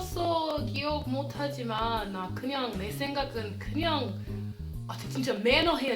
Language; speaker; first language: Korean; non-native, learner; English